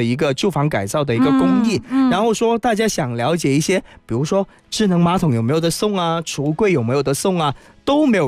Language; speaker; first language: Chinese; native; Chinese